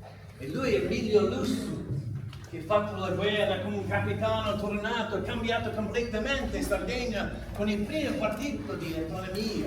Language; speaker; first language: Italian; non-native, learner; English